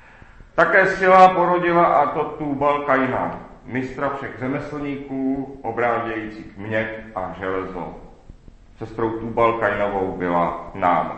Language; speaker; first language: Czech; native; Czech